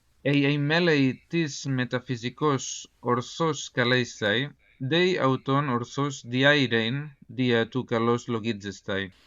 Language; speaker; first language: Greek; non-native, fluent; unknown